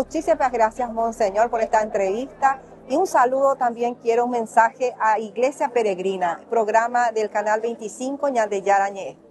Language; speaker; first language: Spanish; native; Spanish